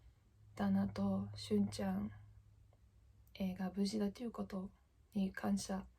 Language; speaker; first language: Japanese; non-native, fluent; English